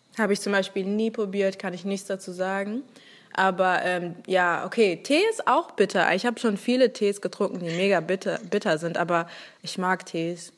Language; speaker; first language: German; early bilingual, other home language; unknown